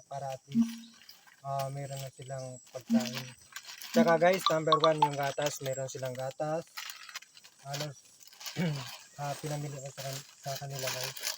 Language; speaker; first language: Filipino; non-native, local second language; Chavacano